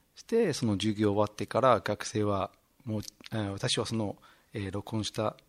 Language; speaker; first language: Japanese; non-native, fluent; English